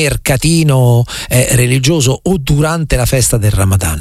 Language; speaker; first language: Italian; native; Italian